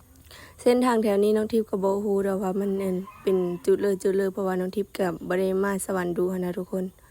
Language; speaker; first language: Thai; non-native, local second language; Northeastern Thai